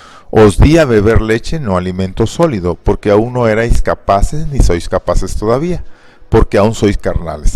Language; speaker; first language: Spanish; native; Spanish